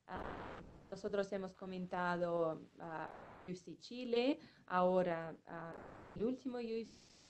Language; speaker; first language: Spanish; non-native, fluent; Russian